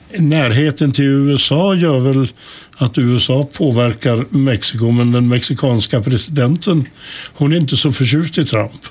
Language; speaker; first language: Swedish; native; Swedish